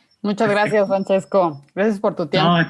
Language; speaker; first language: Spanish; native; Spanish